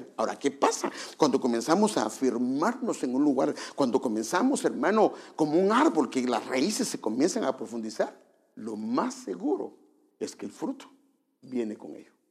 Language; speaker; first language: Spanish; native; Spanish